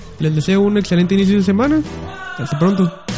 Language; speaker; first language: Spanish; native; Spanish